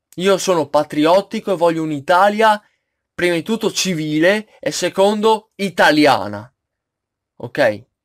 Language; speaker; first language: Italian; native; Italian